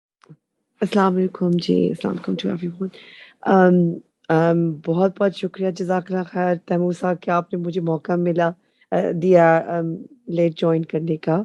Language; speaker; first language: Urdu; non-native, fluent; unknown